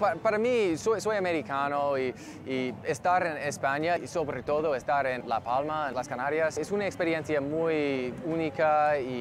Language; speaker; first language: Spanish; non-native, learner; English